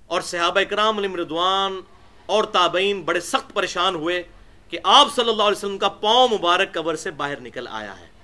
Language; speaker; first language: Urdu; non-native, local second language; Punjabi